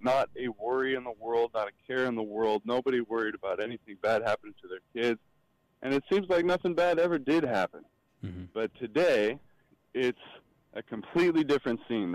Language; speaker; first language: English; native; English